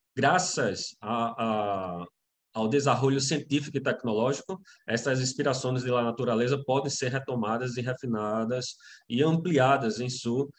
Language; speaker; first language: Spanish; non-native, learner; Portuguese